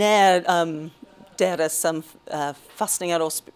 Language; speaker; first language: Swedish; non-native, fluent; English